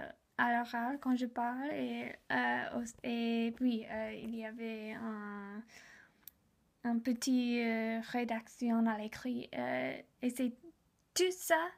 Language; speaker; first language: French; non-native, learner; English